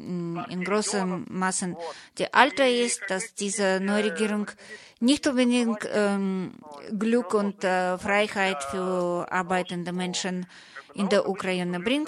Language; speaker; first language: German; non-native, fluent; Russian